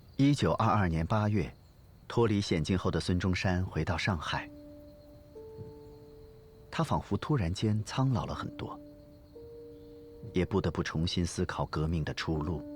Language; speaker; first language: Chinese; native; Chinese